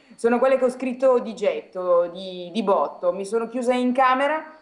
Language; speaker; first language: Italian; native; Italian